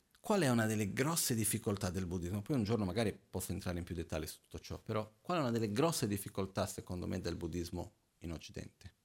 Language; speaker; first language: Italian; non-native, fluent; Portuguese